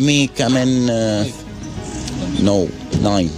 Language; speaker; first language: English; non-native, learner; Arabic